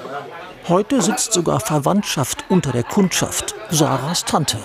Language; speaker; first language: German; native; German